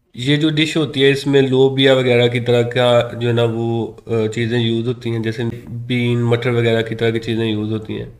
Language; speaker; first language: Urdu; non-native, local second language; Punjabi